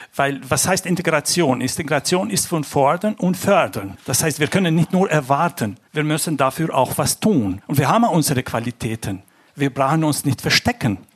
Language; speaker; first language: German; non-native, fluent; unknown